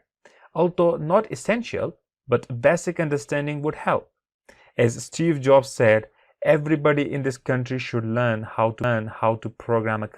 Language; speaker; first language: English; non-native, fluent; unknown